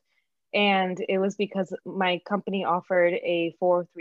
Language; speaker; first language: English; early bilingual, other home language; Spanish